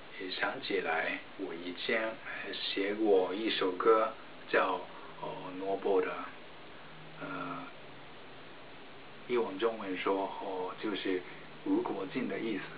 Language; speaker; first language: Chinese; non-native, fluent; Japanese